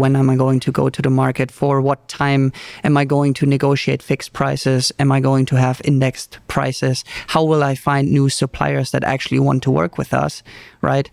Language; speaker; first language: English; non-native, fluent; German